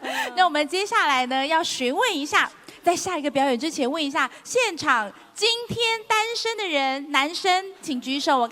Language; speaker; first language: Chinese; native; Chinese